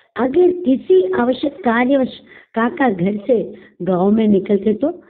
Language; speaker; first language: Hindi; non-native, local second language; Telugu